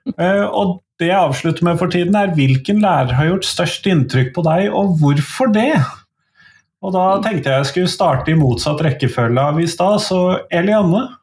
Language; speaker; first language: Norwegian; native; Norwegian